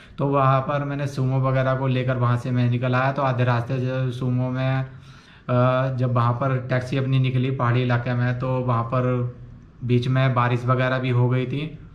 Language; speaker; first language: Hindi; native; Hindi